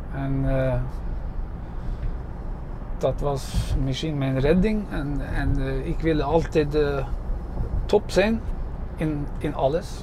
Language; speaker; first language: Dutch; non-native, fluent; Norwegian